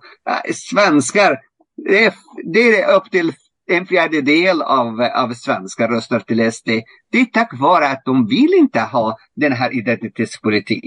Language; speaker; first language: Swedish; non-native, fluent; Arabic